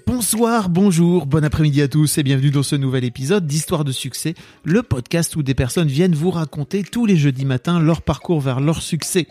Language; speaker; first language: French; native; French